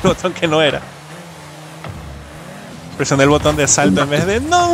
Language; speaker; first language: Spanish; native; Spanish